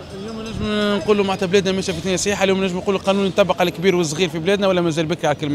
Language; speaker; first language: Arabic; native; Arabic